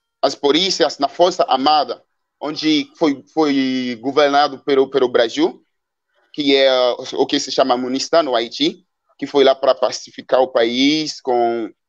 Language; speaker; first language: Portuguese; non-native, fluent; Haitian Creole